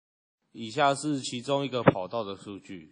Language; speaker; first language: Chinese; native; Chinese